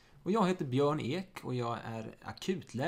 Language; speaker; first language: Swedish; native; Swedish